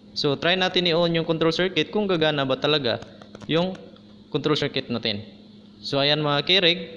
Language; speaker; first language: Filipino; non-native, local second language; Cebuano